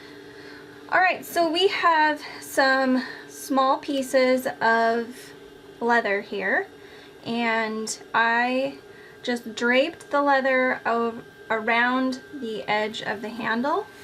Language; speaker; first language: English; native; English